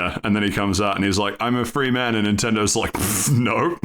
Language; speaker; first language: English; native; English